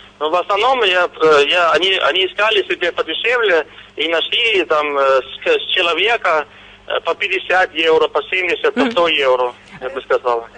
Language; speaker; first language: Russian; non-native, fluent; Danish